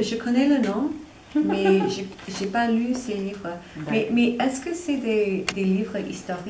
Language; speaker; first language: French; non-native, fluent; English